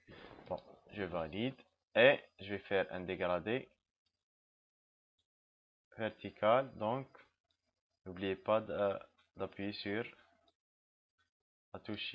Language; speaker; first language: French; non-native, local second language; Arabic